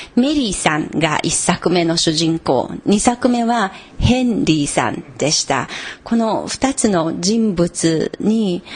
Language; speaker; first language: Japanese; non-native, fluent; Chinese